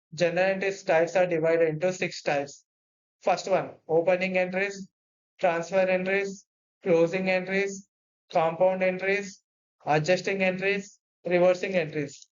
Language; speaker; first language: English; non-native, local second language; Telugu